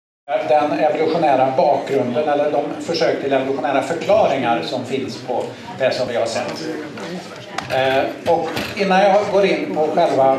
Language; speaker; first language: Swedish; native; Swedish